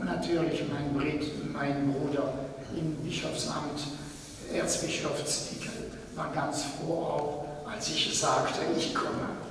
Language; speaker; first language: German; non-native, fluent; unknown